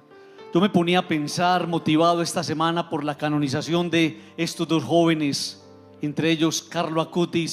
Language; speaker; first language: Spanish; native; Spanish